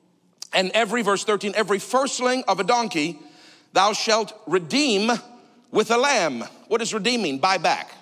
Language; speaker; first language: English; native; English